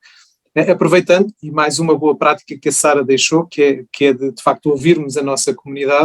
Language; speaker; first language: Portuguese; native; Portuguese